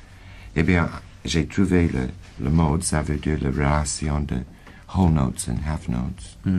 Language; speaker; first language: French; non-native, fluent; English